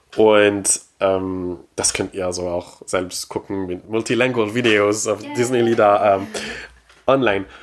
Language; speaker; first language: German; non-native, fluent; French